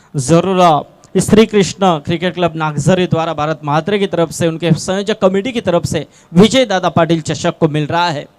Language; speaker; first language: Hindi; non-native, local second language; Marathi